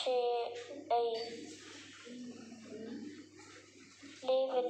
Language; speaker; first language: English; non-native, learner; Vietnamese